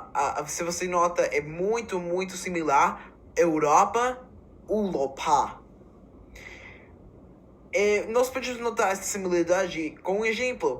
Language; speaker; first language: Portuguese; non-native, learner; English